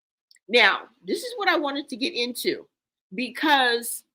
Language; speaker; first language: English; native; English